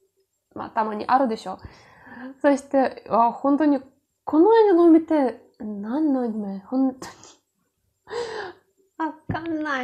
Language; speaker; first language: Japanese; non-native, learner; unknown